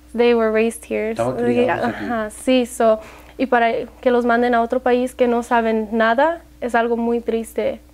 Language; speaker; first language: Spanish; early bilingual, heritage; Spanish